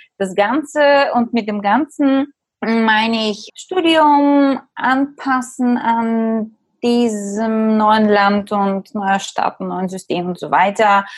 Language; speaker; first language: German; non-native, fluent; Bulgarian